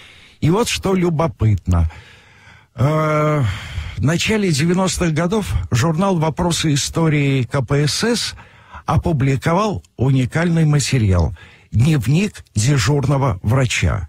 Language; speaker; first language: Russian; native; Russian